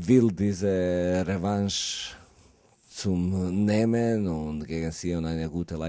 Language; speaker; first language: German; non-native, learner; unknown